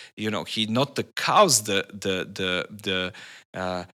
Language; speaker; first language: English; non-native, learner; Serbian